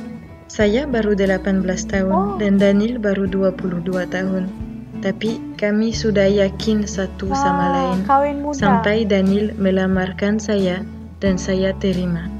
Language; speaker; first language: Indonesian; non-native, fluent; French